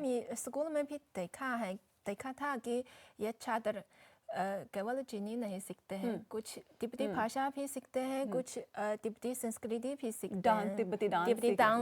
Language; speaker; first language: Hindi; non-native, fluent; Chinese